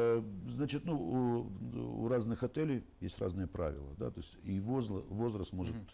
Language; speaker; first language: Russian; native; Russian